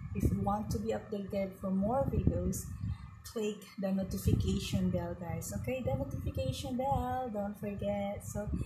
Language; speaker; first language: English; non-native, local second language; Filipino